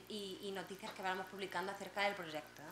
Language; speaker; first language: Spanish; native; Spanish